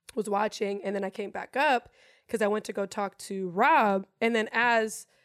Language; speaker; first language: English; non-native, fluent; German